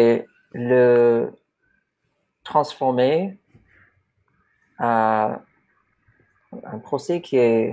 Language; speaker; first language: French; non-native, fluent; English